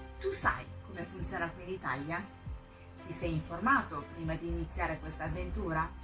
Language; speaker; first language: Italian; non-native, fluent; French